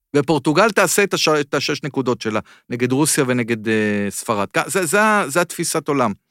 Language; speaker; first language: Hebrew; native; Hebrew